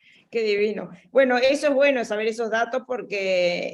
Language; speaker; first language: Spanish; native; Spanish